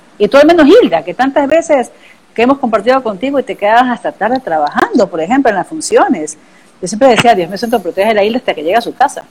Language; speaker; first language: Spanish; native; Spanish